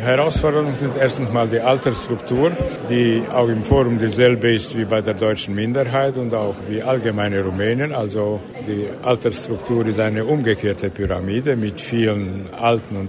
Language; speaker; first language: German; native; German